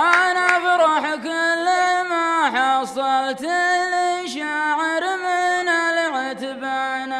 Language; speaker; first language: Arabic; native; Arabic